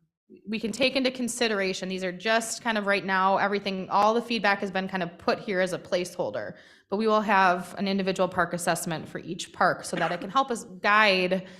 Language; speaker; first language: English; native; English